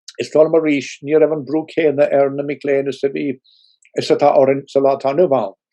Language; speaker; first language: Irish; non-native, local second language; English